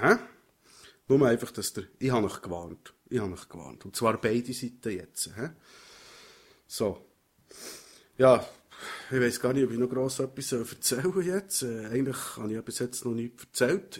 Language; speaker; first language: German; native; German